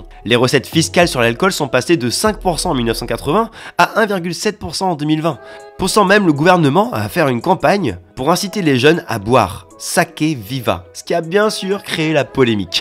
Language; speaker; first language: French; native; French